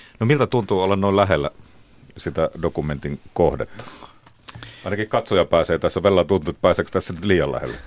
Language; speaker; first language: Finnish; native; Finnish